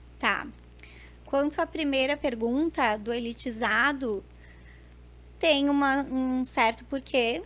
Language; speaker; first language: Portuguese; early bilingual, other home language; Spanish